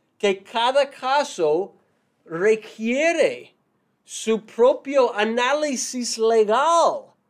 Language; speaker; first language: Spanish; non-native, fluent; English